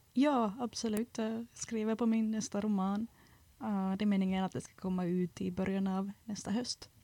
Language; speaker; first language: Swedish; native; Swedish